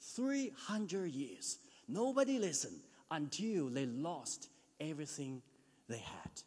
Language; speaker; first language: English; non-native, fluent; Chinese